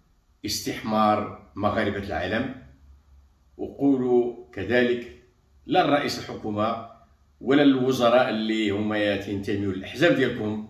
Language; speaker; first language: Arabic; native; Arabic